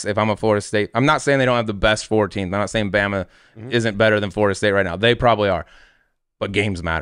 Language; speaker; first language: English; native; English